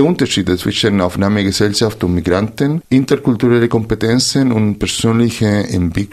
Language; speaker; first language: German; non-native, fluent; Spanish